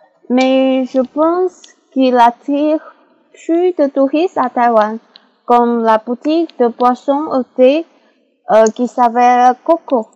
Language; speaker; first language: French; non-native, learner; Chinese